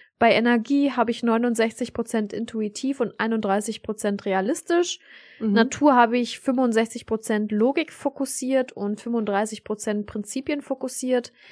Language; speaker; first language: German; early bilingual, other home language; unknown